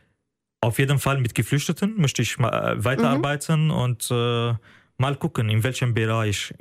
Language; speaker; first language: German; non-native, fluent; Arabic